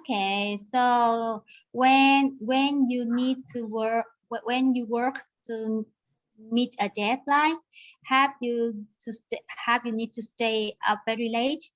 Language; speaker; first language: English; non-native, learner; Vietnamese